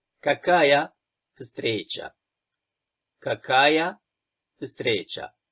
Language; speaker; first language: Russian; non-native, fluent; Turkish